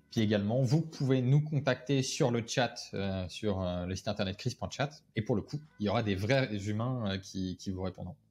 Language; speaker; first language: French; native; French